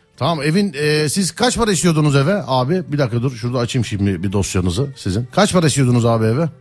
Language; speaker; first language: Turkish; native; Turkish